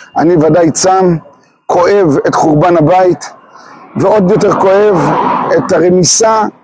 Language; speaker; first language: Hebrew; native; Hebrew